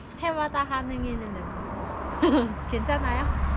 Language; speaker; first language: Korean; non-native, learner; Vietnamese